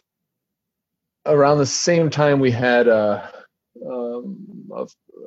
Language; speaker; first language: English; native; English